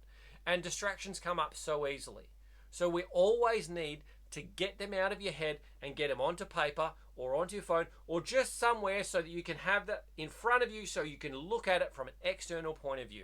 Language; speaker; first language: English; native; English